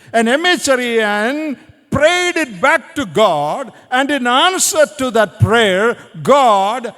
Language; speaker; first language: English; non-native, local second language; Malayalam